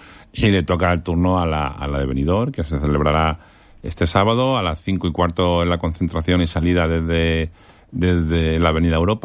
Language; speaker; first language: Spanish; native; Spanish